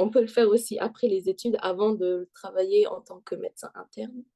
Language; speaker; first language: French; early bilingual, heritage; French